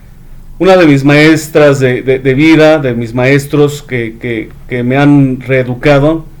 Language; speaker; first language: Spanish; native; Spanish